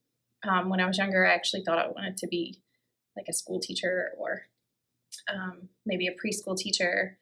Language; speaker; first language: English; native; English